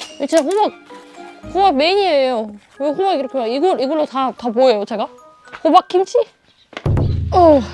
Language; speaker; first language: Korean; non-native, fluent; German